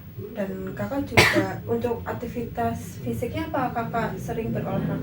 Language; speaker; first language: Indonesian; native; Indonesian